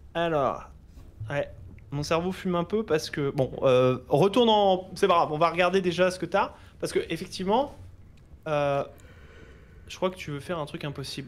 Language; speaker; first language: French; native; French